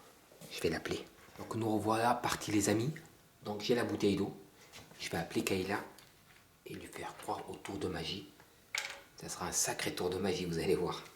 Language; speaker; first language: French; native; French